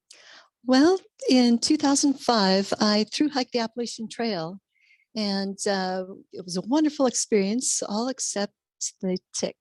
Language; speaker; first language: English; native; English